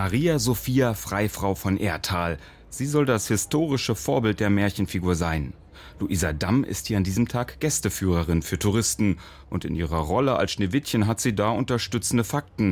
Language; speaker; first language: German; native; German